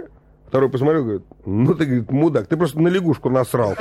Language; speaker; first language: Russian; native; Russian